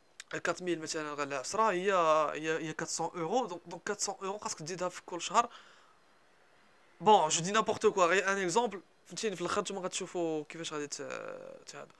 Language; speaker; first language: Arabic; native; Arabic